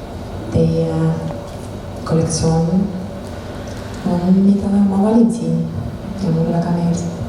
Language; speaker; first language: Estonian; non-native, local second language; Russian